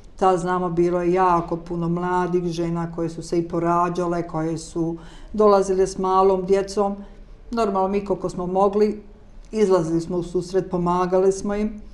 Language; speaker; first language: Croatian; native; Croatian